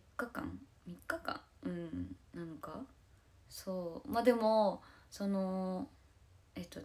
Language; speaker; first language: Japanese; native; Japanese